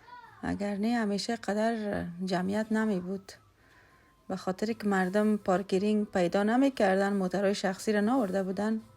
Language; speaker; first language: Persian; native; Persian